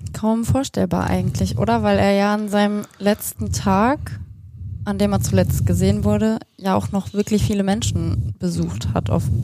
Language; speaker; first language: German; native; German